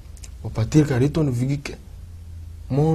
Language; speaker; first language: Greek; non-native, fluent; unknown